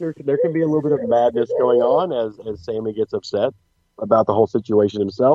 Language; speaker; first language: English; native; English